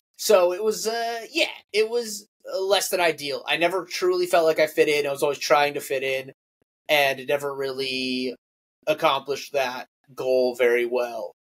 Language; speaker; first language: English; native; English